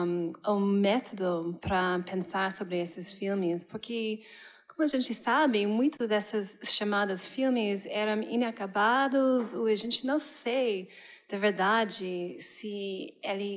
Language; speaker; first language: Portuguese; non-native, fluent; English